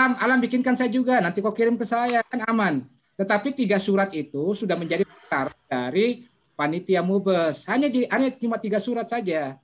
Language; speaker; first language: Indonesian; native; Indonesian